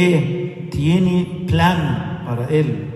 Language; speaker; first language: Spanish; non-native, fluent; Arabic